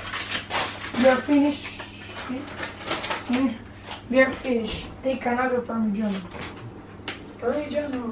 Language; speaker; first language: English; non-native, learner; Italian